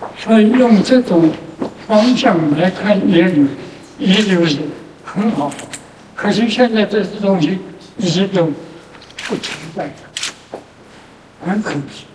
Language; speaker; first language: Chinese; non-native, local second language; Min Nan Chinese